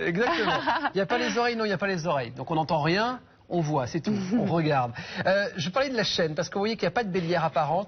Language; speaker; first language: French; native; French